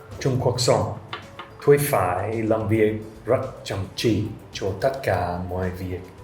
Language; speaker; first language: Vietnamese; non-native, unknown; English